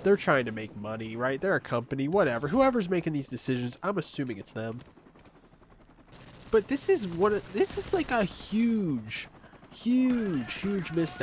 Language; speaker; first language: English; native; English